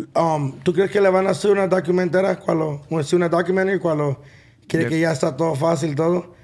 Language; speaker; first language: Spanish; early bilingual, heritage; Spanish